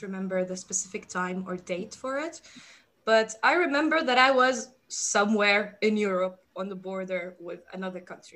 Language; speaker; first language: English; non-native, fluent; Arabic